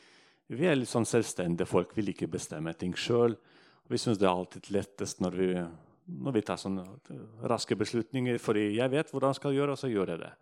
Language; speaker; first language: Norwegian; non-native, fluent; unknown